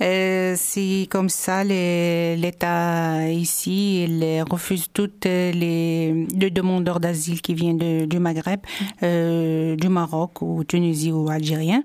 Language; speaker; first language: French; non-native, local second language; Arabic